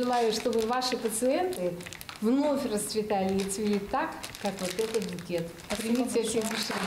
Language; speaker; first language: Russian; native; Russian